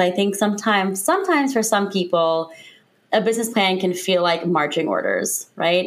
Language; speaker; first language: English; native; English